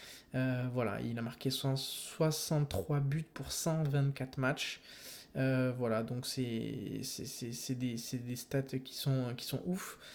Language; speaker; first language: French; native; French